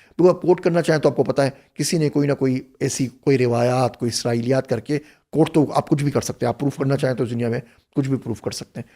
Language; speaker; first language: Urdu; native; Urdu